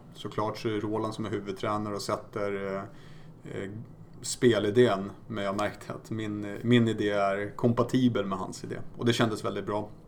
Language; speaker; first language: Swedish; early bilingual, other home language; Polish